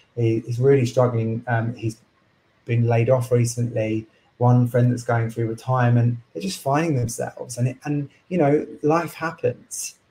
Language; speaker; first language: English; native; English